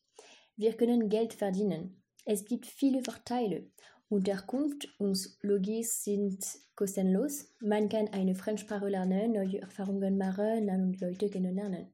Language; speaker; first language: German; non-native, learner; French